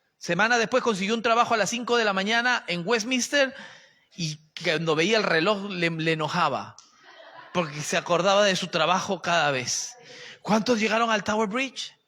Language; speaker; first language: Spanish; native; Spanish